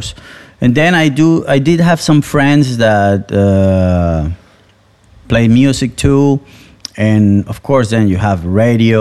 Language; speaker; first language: English; non-native, fluent; Spanish